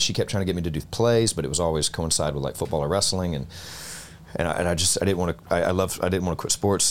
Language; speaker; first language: English; native; English